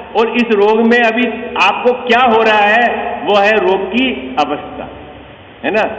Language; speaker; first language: Hindi; native; Hindi